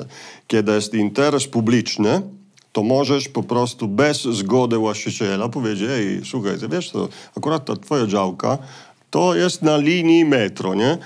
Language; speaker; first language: Polish; non-native, fluent; Italian